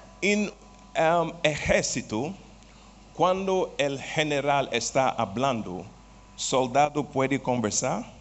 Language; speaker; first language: Spanish; non-native, learner; Portuguese